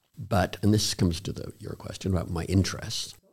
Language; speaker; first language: English; native; English